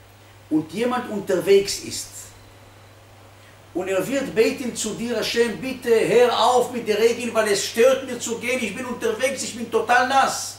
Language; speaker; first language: German; non-native, fluent; Hebrew